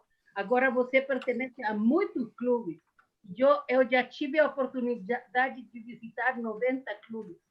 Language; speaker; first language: Portuguese; non-native, fluent; Spanish